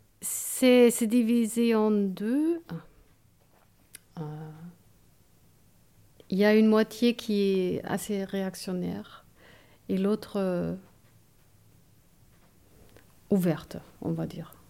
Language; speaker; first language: French; non-native, fluent; German